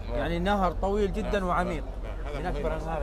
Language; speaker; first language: Arabic; native; Arabic